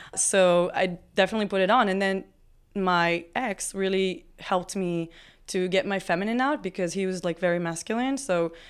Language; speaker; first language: English; non-native, fluent; Hebrew